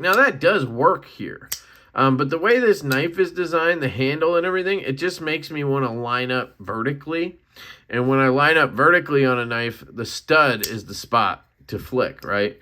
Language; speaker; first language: English; native; English